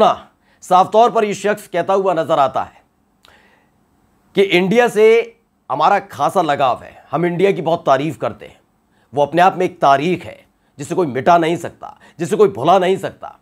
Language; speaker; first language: Hindi; native; Hindi